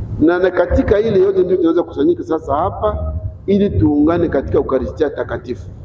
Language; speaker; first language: Swahili; non-native, local second language; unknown